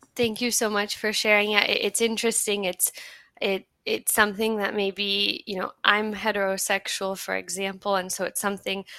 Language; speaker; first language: English; native; English